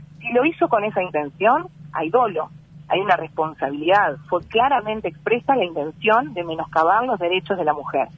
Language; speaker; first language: Spanish; native; Spanish